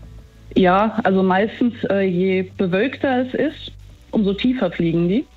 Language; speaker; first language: German; native; German